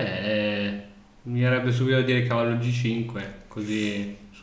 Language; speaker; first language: Italian; native; Italian